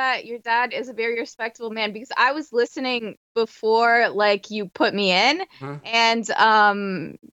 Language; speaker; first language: English; native; English